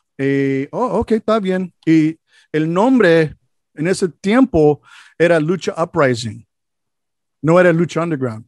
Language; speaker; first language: Spanish; non-native, learner; English